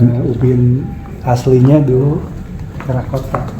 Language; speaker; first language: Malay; non-native, local second language; Sundanese